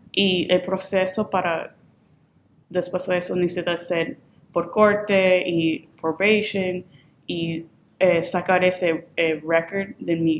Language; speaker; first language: Spanish; early bilingual, heritage; Spanish